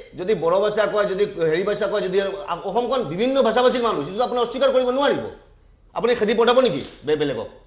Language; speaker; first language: Assamese; non-native, local second language; Bangla